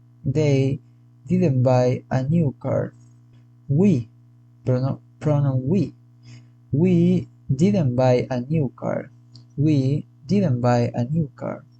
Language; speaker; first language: English; non-native, fluent; Spanish